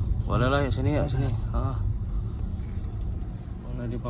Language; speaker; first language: Indonesian; native; Indonesian